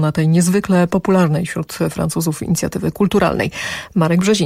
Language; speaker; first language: Polish; native; Polish